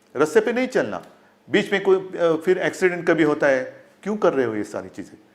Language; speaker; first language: Hindi; non-native, local second language; Marathi